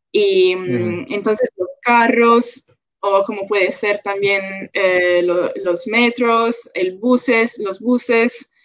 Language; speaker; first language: Spanish; non-native, local second language; Italian